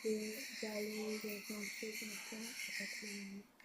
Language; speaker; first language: French; non-native, learner; Chinese